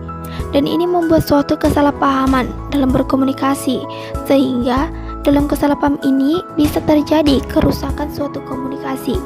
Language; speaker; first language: Indonesian; native; Indonesian